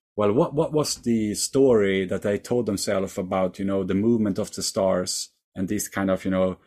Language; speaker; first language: English; non-native, fluent; Swedish